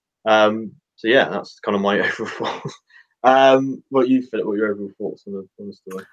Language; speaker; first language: English; native; English